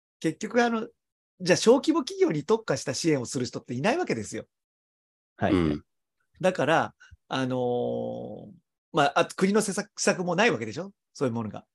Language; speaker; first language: Japanese; native; Japanese